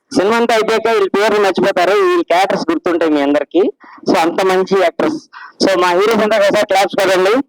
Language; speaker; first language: Telugu; native; Telugu